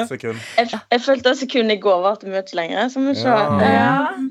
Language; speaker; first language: Norwegian; native; Norwegian